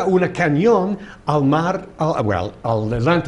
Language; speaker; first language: Spanish; non-native, fluent; English